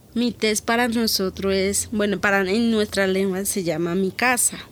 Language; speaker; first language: Spanish; native; Spanish